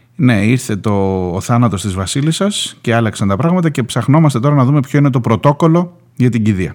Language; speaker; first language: Greek; native; Greek